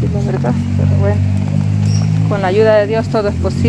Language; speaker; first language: Spanish; native; Spanish